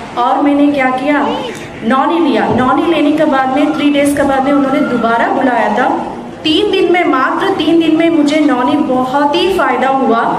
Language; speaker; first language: Hindi; non-native, local second language; Kannada